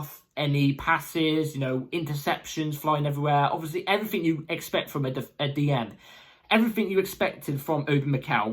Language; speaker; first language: English; native; English